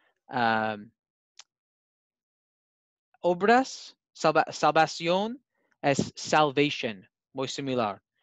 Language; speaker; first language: Spanish; non-native, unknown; English